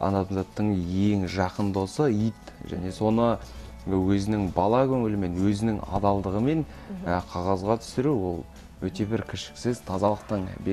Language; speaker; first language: Kazakh; native; Kazakh